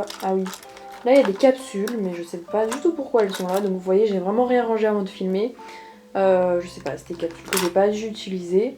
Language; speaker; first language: French; native; French